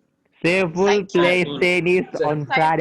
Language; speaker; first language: English; non-native, learner; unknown